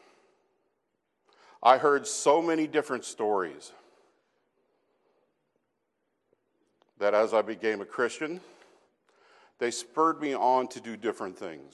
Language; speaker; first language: English; native; English